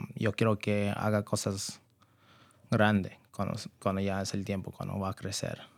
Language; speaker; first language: Spanish; early bilingual, heritage; Spanish